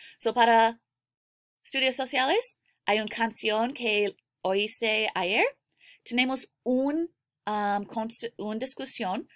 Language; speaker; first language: Spanish; non-native, learner; English